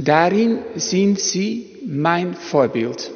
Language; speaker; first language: German; non-native, fluent; Dutch